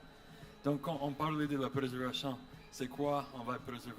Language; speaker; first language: French; non-native, learner; English